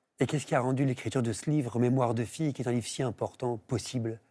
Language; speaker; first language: French; native; French